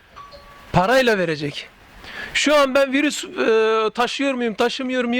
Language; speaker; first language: Turkish; native; Turkish